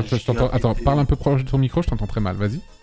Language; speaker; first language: French; native; French